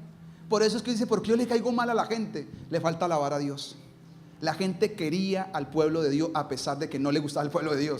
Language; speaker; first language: Spanish; native; Spanish